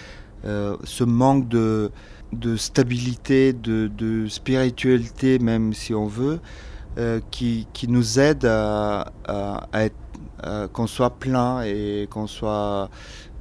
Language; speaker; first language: French; non-native, fluent; Bulgarian